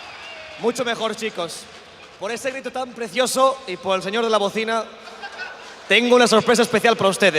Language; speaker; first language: Spanish; non-native, fluent; English